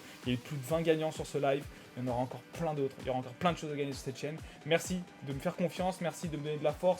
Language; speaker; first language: French; native; French